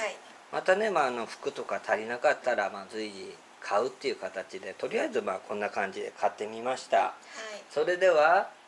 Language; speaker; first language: Japanese; native; Japanese